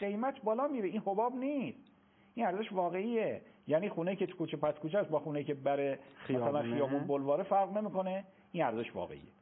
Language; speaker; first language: Persian; native; Persian